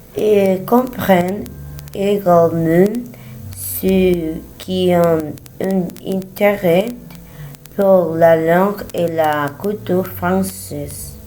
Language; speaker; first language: French; non-native, learner; Spanish